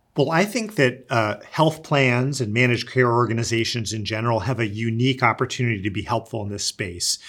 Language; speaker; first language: English; native; English